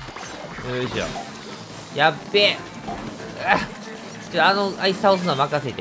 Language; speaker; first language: Japanese; native; Japanese